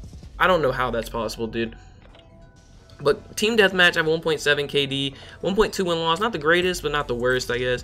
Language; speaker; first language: English; native; English